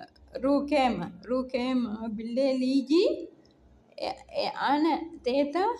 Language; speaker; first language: Arabic; non-native, learner; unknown